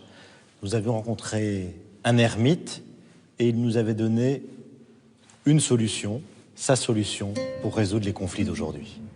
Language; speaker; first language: French; native; French